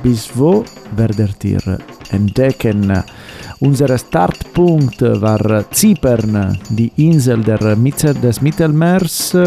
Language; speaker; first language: German; non-native, learner; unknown